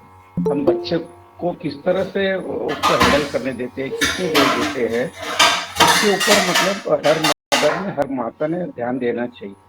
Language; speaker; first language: Hindi; native; Hindi